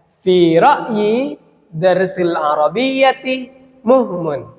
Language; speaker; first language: Arabic; non-native, learner; Indonesian